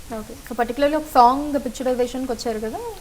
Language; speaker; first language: Telugu; native; Telugu